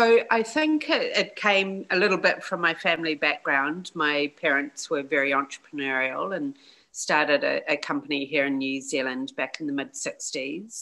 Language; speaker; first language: English; native; English